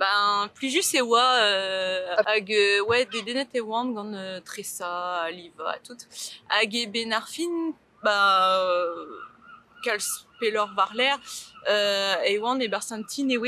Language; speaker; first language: French; native; French